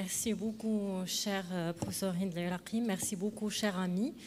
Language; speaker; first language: French; non-native, local second language; Arabic